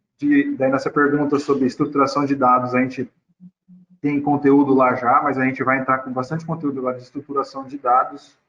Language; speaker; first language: Portuguese; native; Portuguese